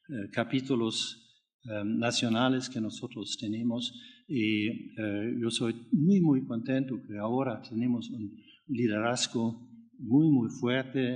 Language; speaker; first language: Spanish; non-native, learner; German